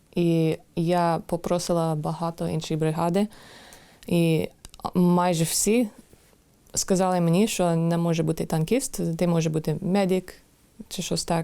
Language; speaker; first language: Ukrainian; non-native, learner; English